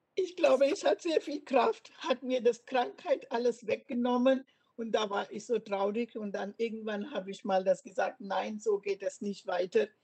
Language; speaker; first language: German; non-native, fluent; Punjabi